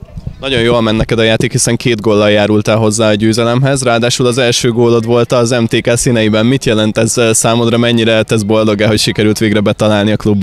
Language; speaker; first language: Hungarian; native; Hungarian